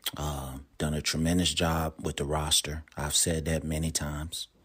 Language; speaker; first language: English; native; English